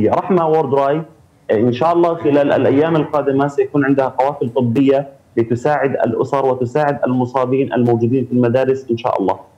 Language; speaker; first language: Arabic; native; Arabic